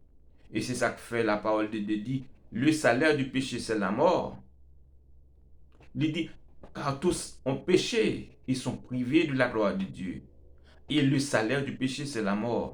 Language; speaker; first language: French; non-native, local second language; Haitian Creole